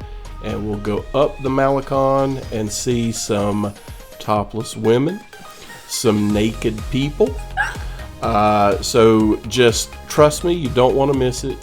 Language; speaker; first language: English; native; English